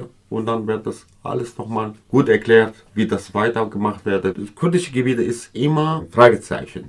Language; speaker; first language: German; non-native, learner; Kurdish